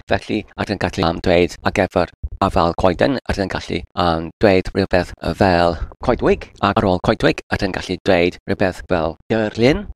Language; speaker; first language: Welsh; non-native, learner; English